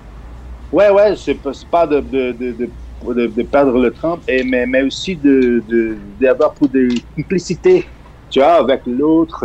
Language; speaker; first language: French; non-native, fluent; Portuguese